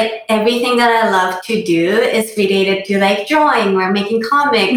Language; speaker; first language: English; non-native, fluent; Japanese